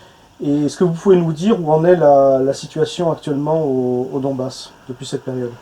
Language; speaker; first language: French; native; French